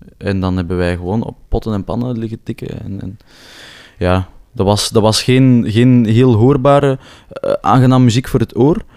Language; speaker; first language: Dutch; native; Dutch